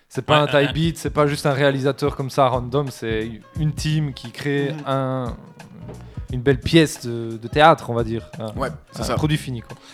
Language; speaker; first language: French; native; French